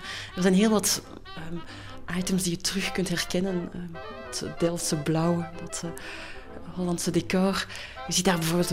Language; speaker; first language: Dutch; native; Dutch